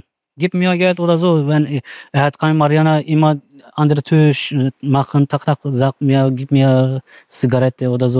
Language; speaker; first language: German; non-native, learner; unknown